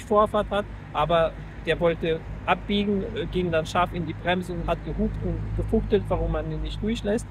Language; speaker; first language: German; native; German